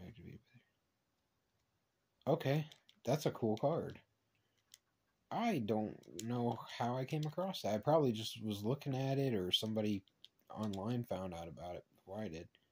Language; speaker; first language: English; native; English